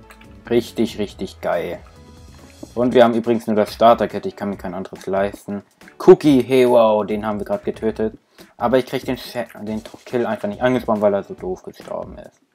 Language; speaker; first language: German; native; German